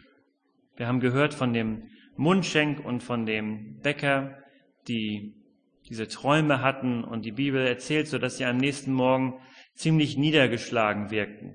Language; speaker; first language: German; native; German